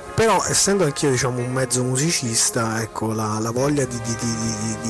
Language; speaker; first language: Italian; native; Italian